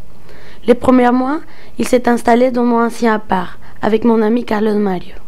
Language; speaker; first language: French; non-native, fluent; Spanish